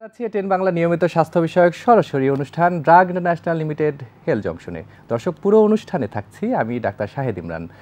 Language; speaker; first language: Bangla; native; Bangla